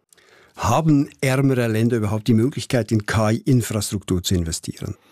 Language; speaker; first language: German; native; German